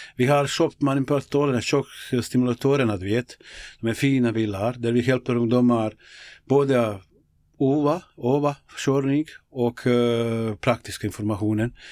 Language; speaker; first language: Swedish; non-native, fluent; Bosnian